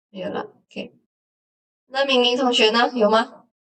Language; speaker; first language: Chinese; non-native, fluent; Indonesian